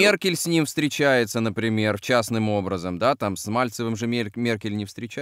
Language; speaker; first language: Russian; native; Russian